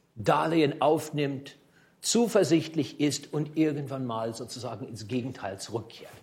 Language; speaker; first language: German; native; German